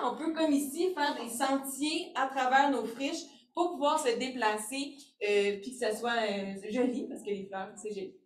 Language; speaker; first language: French; native; French